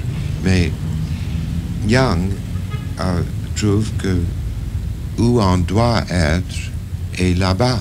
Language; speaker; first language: French; non-native, fluent; English